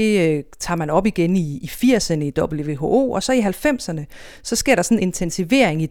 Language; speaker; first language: Danish; native; Danish